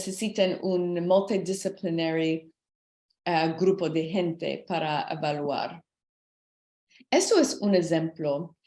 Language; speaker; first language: Spanish; non-native, learner; English